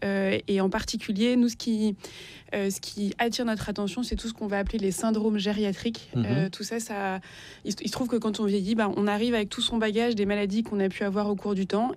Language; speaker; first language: French; native; French